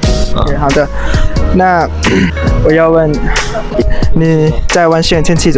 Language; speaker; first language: Chinese; non-native, learner; Lao